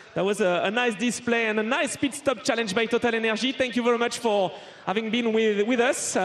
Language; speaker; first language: English; non-native, fluent; French